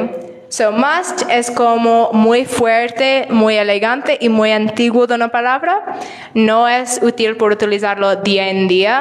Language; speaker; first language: Spanish; non-native, learner; English